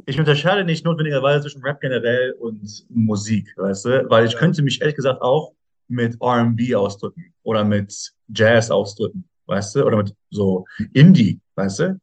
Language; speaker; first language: German; native; German